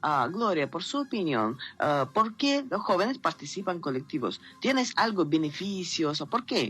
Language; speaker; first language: Spanish; non-native, learner; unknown